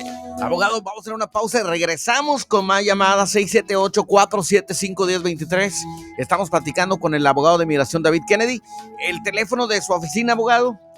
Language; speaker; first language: Spanish; native; Spanish